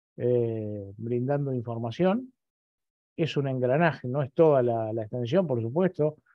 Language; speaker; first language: Spanish; native; Spanish